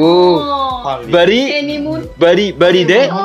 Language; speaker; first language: Japanese; non-native, learner; Indonesian